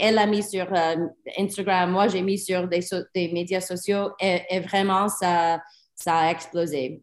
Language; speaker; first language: French; non-native, learner; English